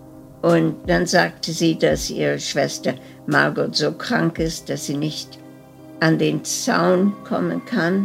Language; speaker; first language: German; early bilingual, heritage; German